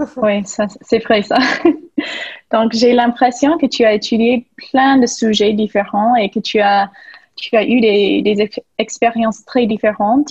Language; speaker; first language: French; non-native, fluent; English